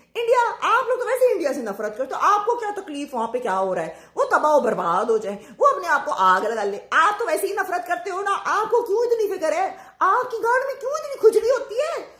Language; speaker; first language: Urdu; native; Urdu